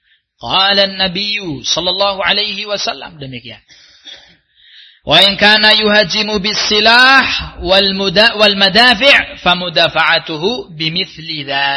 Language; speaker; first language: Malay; non-native, local second language; Javanese